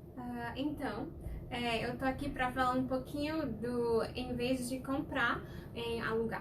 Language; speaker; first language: Portuguese; non-native, fluent; Spanish